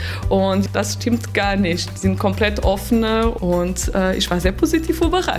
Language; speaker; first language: German; non-native, fluent; Portuguese